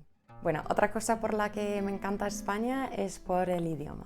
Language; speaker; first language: Spanish; non-native, fluent; English